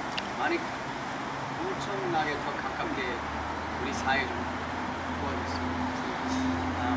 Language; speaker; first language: Korean; early bilingual, heritage; English